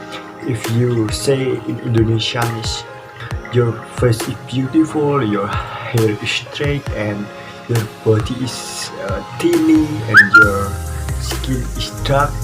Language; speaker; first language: English; non-native, learner; Indonesian